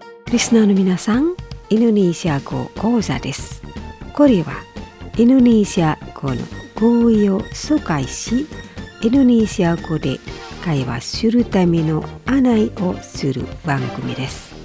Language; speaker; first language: Japanese; non-native, fluent; Indonesian